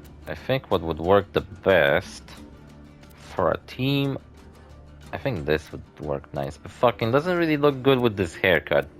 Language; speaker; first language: English; non-native, fluent; Polish